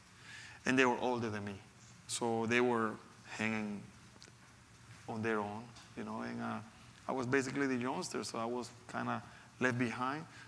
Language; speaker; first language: English; non-native, fluent; Spanish